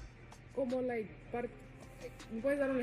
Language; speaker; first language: Spanish; early bilingual, heritage; Spanish